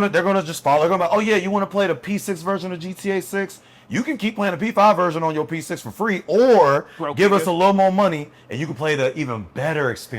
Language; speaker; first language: English; native; English